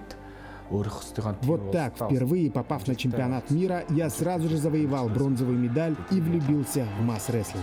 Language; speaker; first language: Russian; non-native, fluent; Mongolian